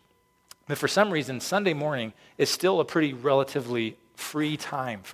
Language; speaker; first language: English; native; English